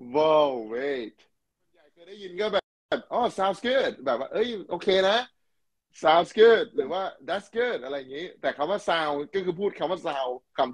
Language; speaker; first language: Thai; native; Thai